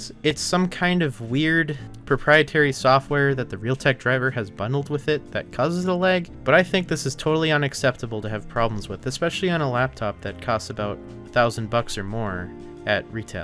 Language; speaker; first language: English; native; English